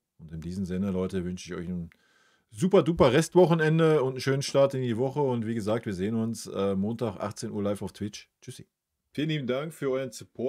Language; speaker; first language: German; native; German